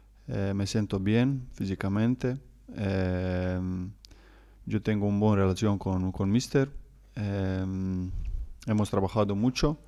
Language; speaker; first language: Spanish; non-native, learner; Croatian